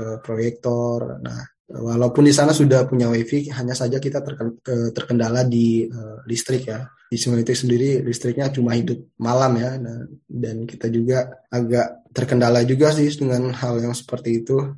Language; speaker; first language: Indonesian; non-native, local second language; Iban